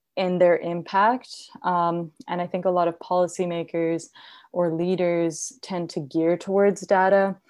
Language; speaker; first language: English; non-native, local second language; Hindi